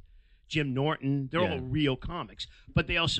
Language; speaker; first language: English; native; English